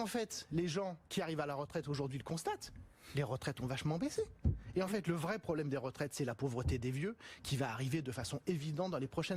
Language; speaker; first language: French; native; French